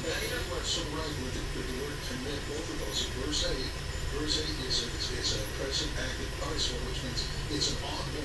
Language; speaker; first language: English; native; English